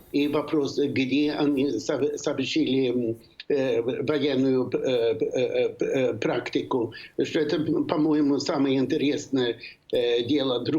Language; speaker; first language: Russian; non-native, fluent; Swedish